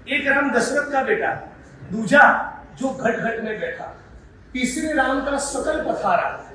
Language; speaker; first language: Hindi; non-native, local second language; Gujarati